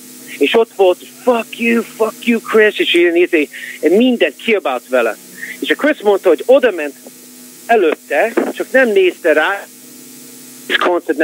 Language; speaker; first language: Hungarian; early bilingual, heritage; Hungarian